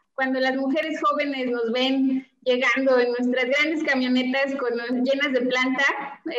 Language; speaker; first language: Spanish; native; Spanish